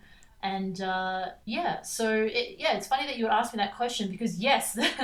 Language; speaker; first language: English; native; English